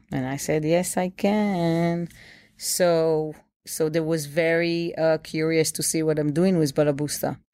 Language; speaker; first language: English; non-native, fluent; Hebrew